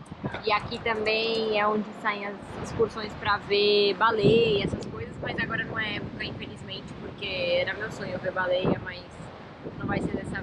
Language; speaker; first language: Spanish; non-native, learner; Portuguese